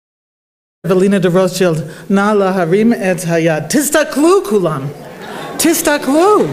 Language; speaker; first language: Hebrew; non-native, fluent; English